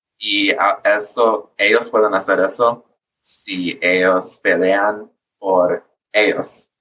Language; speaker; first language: Spanish; early bilingual, heritage; English